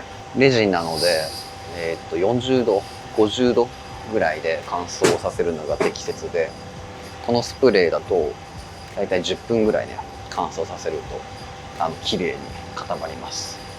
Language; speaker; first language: Japanese; native; Japanese